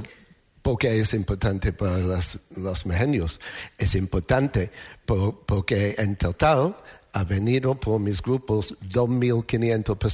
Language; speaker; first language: Spanish; non-native, learner; English